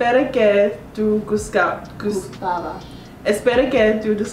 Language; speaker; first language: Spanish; non-native, learner; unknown